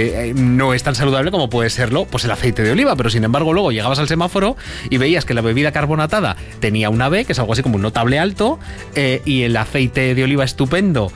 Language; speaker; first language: Spanish; native; Spanish